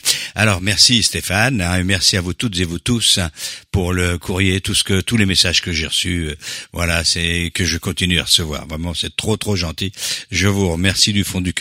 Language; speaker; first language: French; native; French